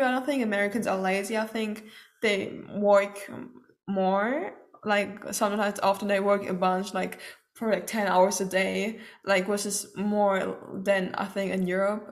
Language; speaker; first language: English; non-native, fluent; German